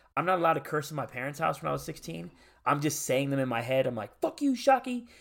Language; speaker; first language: English; native; English